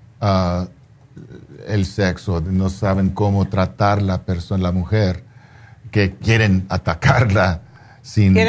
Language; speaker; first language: Spanish; non-native, fluent; English